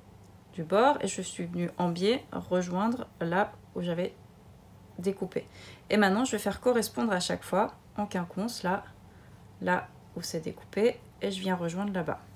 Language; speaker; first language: French; native; French